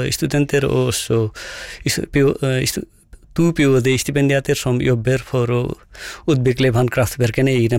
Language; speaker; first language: Norwegian; non-native, fluent; Nepali